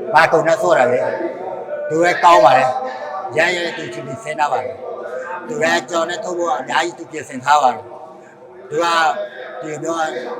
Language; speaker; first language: Burmese; native; Burmese